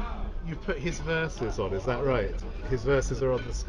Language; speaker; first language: English; native; English